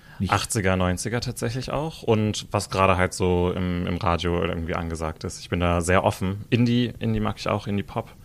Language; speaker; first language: German; native; German